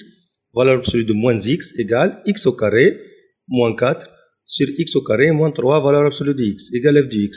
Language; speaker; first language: French; non-native, local second language; Arabic